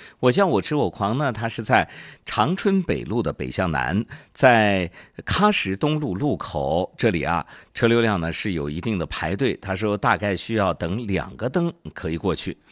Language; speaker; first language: Chinese; native; Chinese